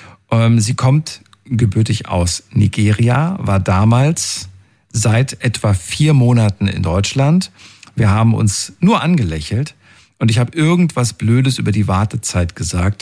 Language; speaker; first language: German; native; German